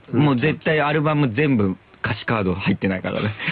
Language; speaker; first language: Japanese; native; Japanese